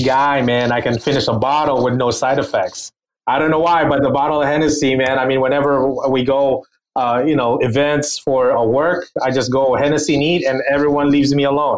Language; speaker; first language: English; non-native, local second language; Filipino